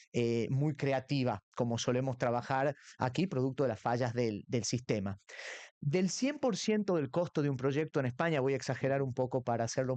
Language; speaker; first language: Spanish; native; Spanish